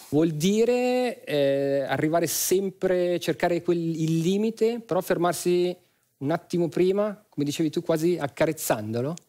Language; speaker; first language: Italian; native; Italian